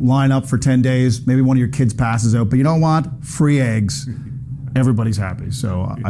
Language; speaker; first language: English; native; English